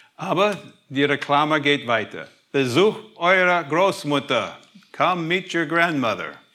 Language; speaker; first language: German; non-native, fluent; English